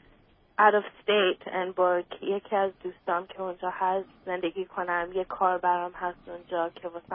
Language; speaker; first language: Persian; early bilingual, other home language; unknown